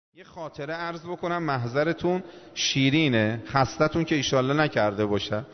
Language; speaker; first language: Persian; non-native, local second language; Azerbaijani